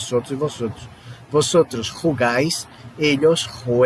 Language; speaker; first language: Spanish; non-native, fluent; Portuguese